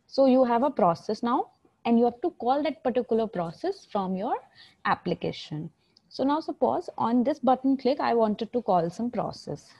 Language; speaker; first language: English; non-native, local second language; Hindi